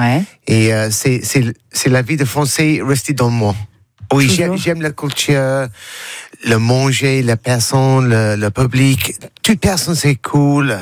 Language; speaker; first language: French; non-native, learner; English